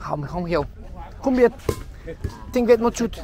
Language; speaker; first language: Vietnamese; non-native, learner; Polish